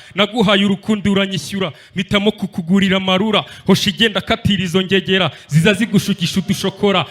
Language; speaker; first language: Kinyarwanda; native; Kinyarwanda